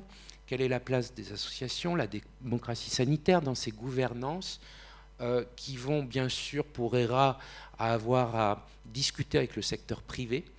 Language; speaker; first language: French; native; French